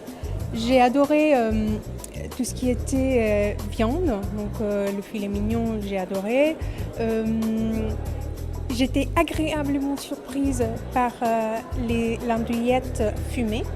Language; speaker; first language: French; non-native, fluent; Spanish